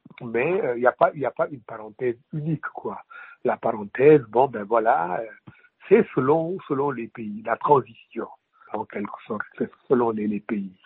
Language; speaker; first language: French; non-native, local second language; Wolof